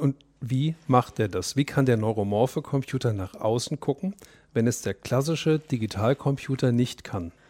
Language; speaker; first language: German; native; German